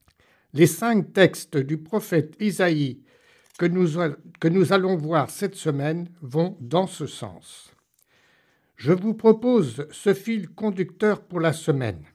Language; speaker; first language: French; native; French